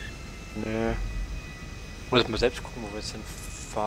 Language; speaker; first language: German; native; German